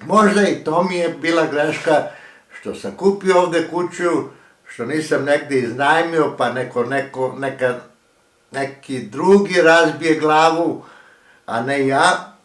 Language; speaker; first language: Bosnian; early bilingual, heritage; Croatian